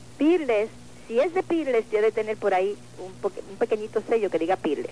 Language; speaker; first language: Spanish; native; Spanish